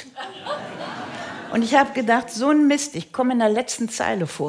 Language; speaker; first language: German; native; German